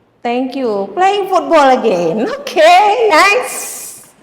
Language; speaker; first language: English; non-native, fluent; Indonesian